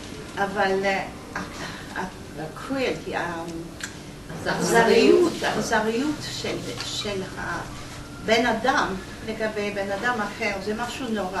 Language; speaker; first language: Hebrew; non-native, fluent; Polish